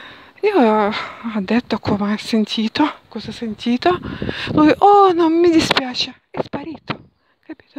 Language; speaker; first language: Italian; non-native, learner; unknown